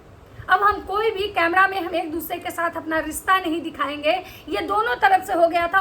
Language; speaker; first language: Hindi; native; Hindi